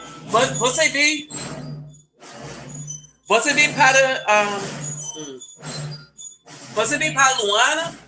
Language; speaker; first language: Portuguese; non-native, learner; English